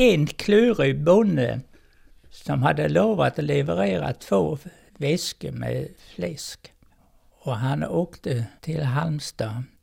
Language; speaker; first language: Swedish; native; Swedish